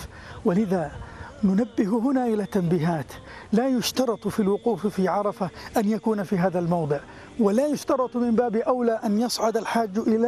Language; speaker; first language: Arabic; native; Arabic